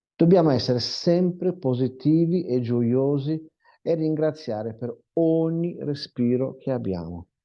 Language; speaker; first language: Italian; non-native, fluent; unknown